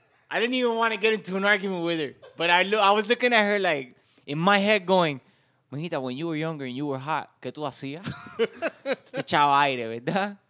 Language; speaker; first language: English; early bilingual, other home language; Spanish